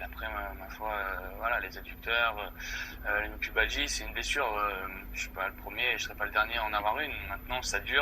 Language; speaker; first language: French; native; French